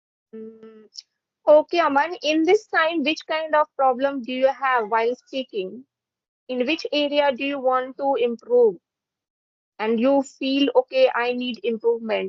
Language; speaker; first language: English; non-native, fluent; Hindi